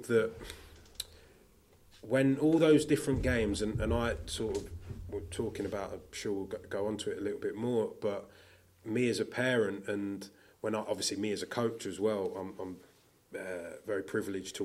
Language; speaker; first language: English; native; English